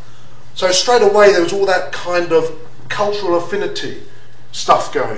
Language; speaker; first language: English; native; English